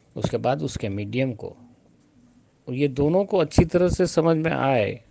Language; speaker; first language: Hindi; non-native, local second language; Gujarati